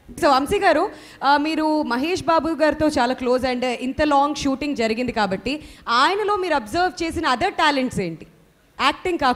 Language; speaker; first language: Telugu; native; Telugu